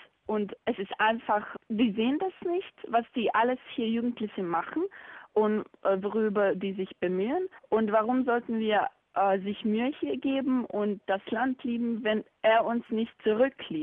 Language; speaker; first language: German; non-native, learner; Bosnian